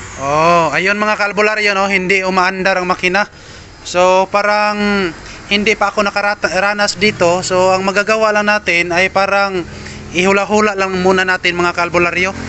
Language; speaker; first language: Filipino; native; Filipino